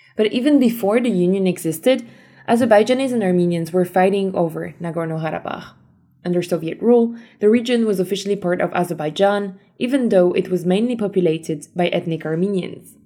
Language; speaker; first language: English; early bilingual, other home language; Armenian